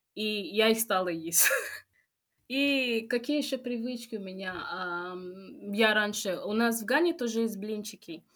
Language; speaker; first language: Russian; non-native, fluent; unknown